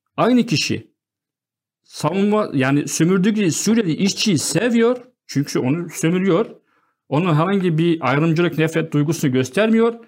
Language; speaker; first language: Turkish; non-native, fluent; Arabic